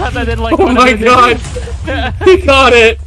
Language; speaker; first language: English; native; English